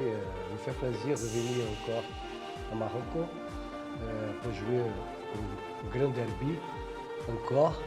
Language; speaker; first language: French; non-native, fluent; Portuguese